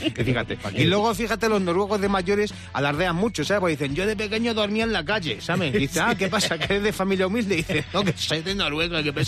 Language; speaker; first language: Spanish; native; Spanish